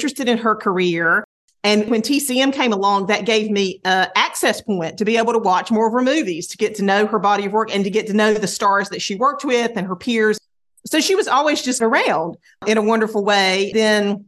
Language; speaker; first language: English; native; English